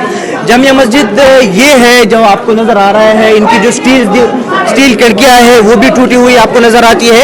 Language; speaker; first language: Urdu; non-native, local second language; Pashto